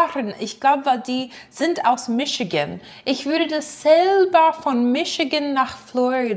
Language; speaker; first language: German; non-native, fluent; English